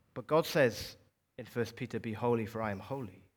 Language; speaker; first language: English; native; English